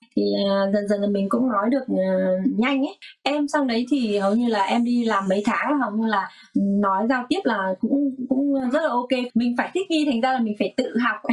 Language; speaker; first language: Vietnamese; native; Vietnamese